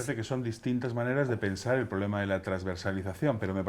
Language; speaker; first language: Spanish; native; Spanish